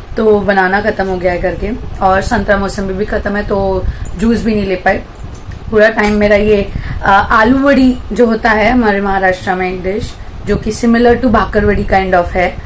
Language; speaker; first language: Hindi; native; Hindi